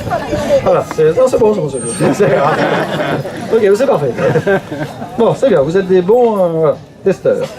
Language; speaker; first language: French; native; French